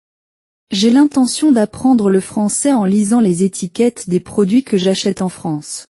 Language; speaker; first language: French; non-native, learner; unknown